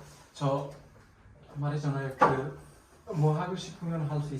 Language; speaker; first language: Korean; non-native, learner; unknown